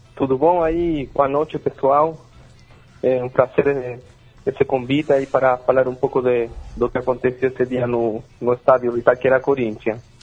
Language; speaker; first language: Portuguese; non-native, fluent; Spanish